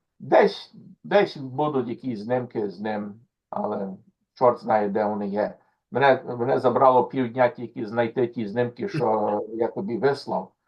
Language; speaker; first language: Ukrainian; early bilingual, heritage; Ukrainian